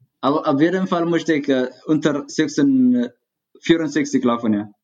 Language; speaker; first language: German; non-native, learner; Tigrinya